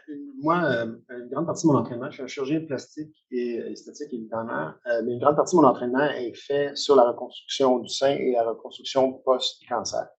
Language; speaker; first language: French; native; French